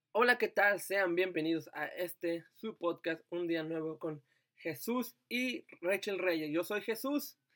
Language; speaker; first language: Spanish; native; Spanish